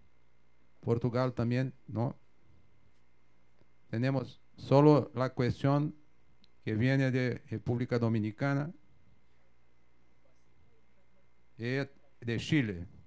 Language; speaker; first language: Spanish; non-native, fluent; Portuguese